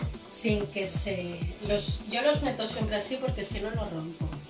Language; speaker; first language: Spanish; native; Spanish